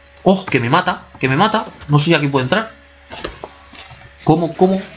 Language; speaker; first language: Spanish; native; Spanish